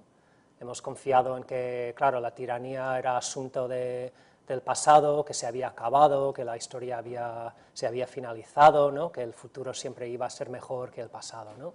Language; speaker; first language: Spanish; non-native, fluent; English